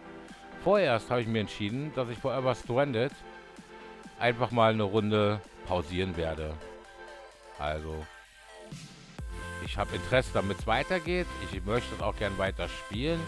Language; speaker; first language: German; native; German